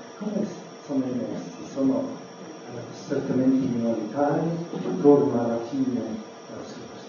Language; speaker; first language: Italian; non-native, fluent; English